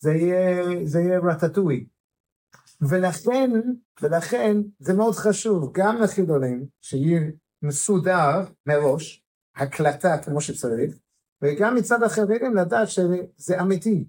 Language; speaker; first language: Hebrew; non-native, fluent; English